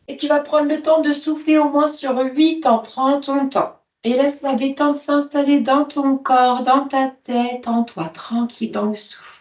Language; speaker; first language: French; native; French